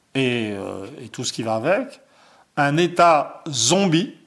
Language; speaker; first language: French; native; French